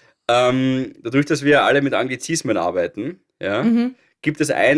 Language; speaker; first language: German; native; German